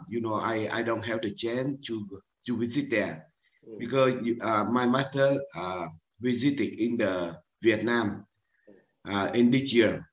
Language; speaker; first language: English; non-native, learner; Vietnamese